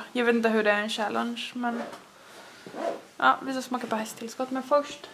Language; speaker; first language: Swedish; native; Swedish